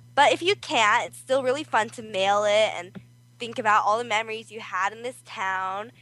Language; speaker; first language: English; early bilingual, other home language; Korean